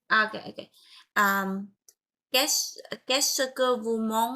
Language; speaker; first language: French; non-native, learner; Vietnamese